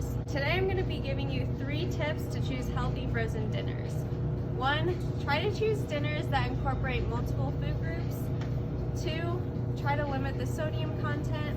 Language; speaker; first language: English; native; English